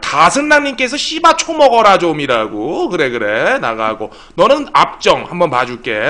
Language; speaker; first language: Korean; native; Korean